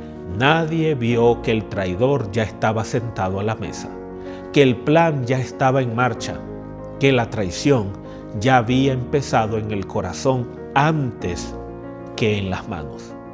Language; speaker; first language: Spanish; native; Spanish